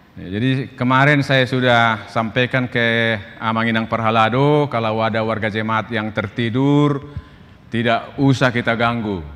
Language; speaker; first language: Indonesian; non-native, local second language; Batak Toba